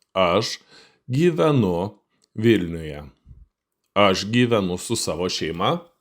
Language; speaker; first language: Lithuanian; non-native, fluent; Russian